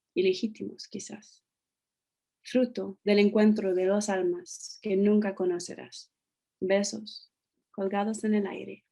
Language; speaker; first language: Spanish; non-native, fluent; French